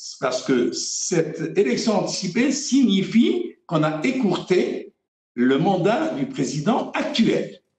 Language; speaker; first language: French; non-native, local second language; Arabic